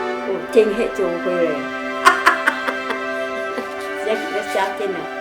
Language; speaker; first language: Chinese; non-native, local second language; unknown